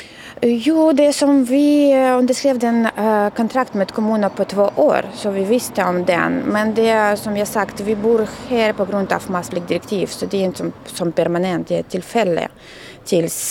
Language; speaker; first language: Swedish; non-native, learner; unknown